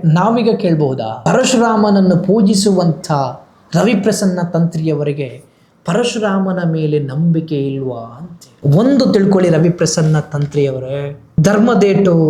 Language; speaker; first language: Kannada; non-native, local second language; Tulu